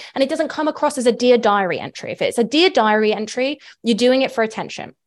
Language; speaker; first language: English; native; English